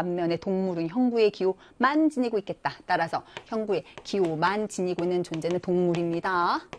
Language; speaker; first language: Korean; native; Korean